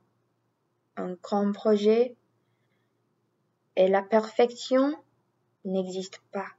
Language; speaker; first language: French; non-native, learner; English